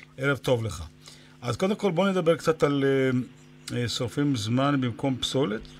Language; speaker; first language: Hebrew; native; Hebrew